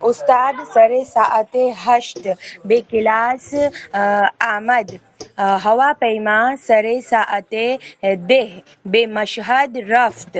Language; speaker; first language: Persian; non-native, learner; Urdu